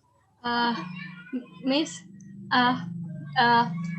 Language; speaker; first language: English; non-native, learner; Indonesian